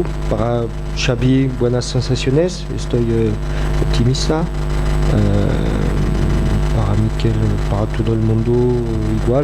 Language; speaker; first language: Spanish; non-native, fluent; French